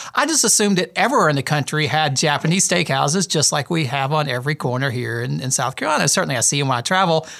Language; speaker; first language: English; native; English